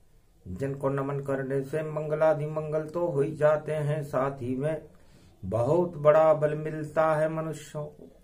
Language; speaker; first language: Hindi; native; Hindi